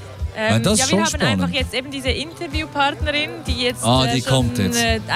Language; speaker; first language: German; native; German